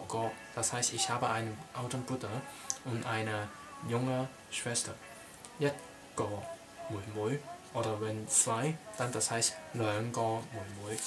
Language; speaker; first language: German; non-native, learner; Cantonese